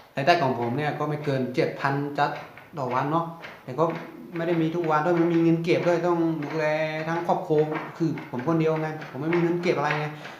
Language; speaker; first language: Thai; non-native, fluent; Shan